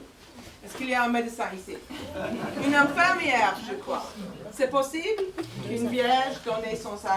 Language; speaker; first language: French; non-native, fluent; English